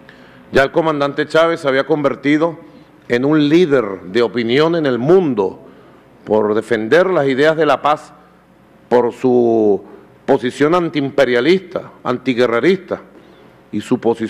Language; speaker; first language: Spanish; native; Spanish